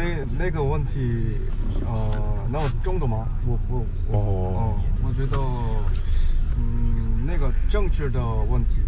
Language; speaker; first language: Chinese; non-native, learner; Korean